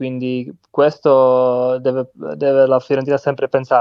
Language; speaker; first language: Italian; non-native, learner; Czech